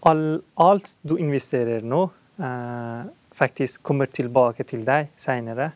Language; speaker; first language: Swedish; non-native, learner; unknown